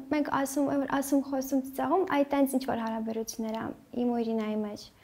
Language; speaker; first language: Armenian; early bilingual, heritage; Armenian